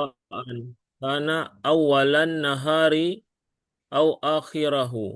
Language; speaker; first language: Arabic; non-native, learner; Indonesian